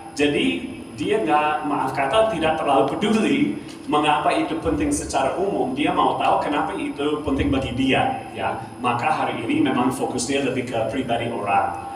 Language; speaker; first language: Indonesian; non-native, fluent; English